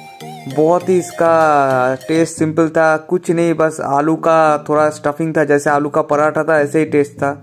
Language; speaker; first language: Hindi; non-native, local second language; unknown